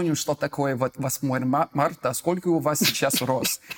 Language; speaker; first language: Russian; non-native, fluent; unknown